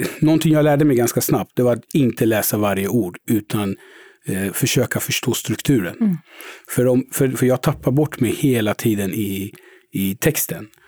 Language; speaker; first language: Swedish; early bilingual, other home language; Persian